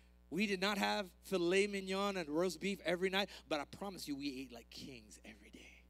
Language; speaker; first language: English; early bilingual, other home language; Spanish